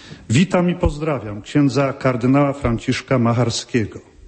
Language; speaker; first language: Polish; native; Polish